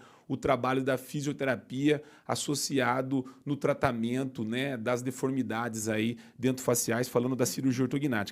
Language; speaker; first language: Portuguese; native; Portuguese